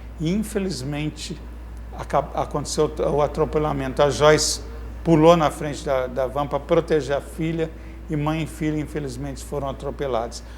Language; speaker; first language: Portuguese; native; Portuguese